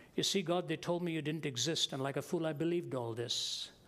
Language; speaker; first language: English; non-native, local second language; Hindi